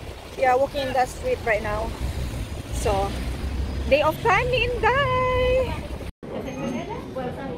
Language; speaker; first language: English; non-native, local second language; Filipino